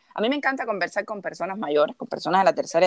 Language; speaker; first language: Spanish; native; Spanish